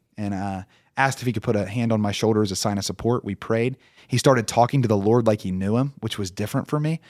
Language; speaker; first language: English; native; English